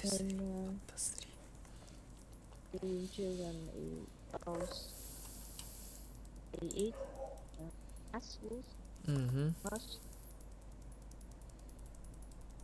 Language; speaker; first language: English; non-native, learner; Vietnamese